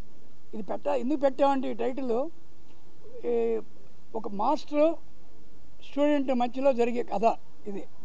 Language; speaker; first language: Telugu; native; Telugu